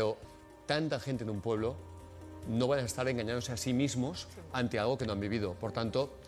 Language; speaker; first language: Spanish; native; Spanish